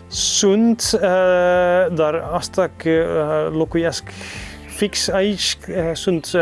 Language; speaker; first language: Romanian; non-native, learner; Dutch